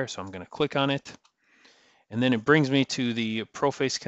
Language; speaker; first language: English; native; English